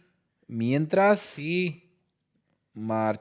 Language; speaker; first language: Spanish; non-native, learner; Hindi